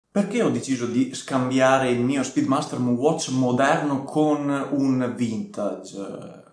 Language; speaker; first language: Italian; native; Italian